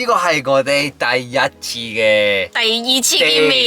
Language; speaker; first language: Cantonese; non-native, learner; Korean